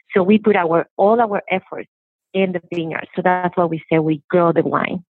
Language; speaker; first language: English; non-native, fluent; Spanish